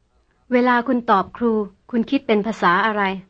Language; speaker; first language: Thai; native; Thai